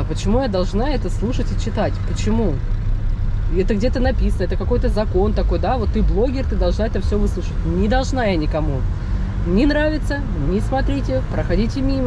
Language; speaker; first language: Russian; native; Russian